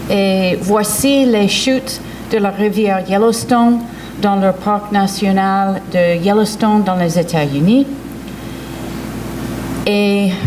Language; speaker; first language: French; early bilingual, heritage; English